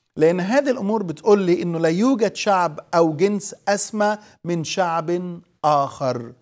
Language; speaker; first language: Arabic; native; Arabic